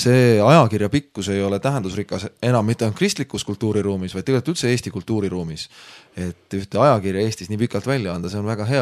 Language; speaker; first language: Estonian; native; Estonian